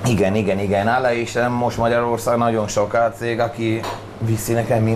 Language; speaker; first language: Hungarian; non-native, learner; Italian